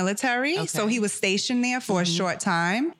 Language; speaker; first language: English; early bilingual, other home language; German